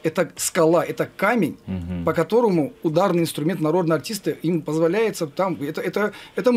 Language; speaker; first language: Russian; non-native, fluent; Azerbaijani